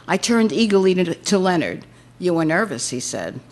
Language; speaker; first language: English; native; English